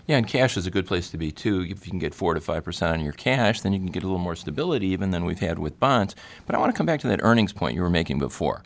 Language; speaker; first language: English; native; English